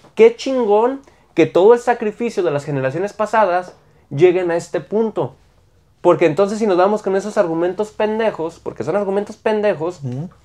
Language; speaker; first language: Spanish; native; Spanish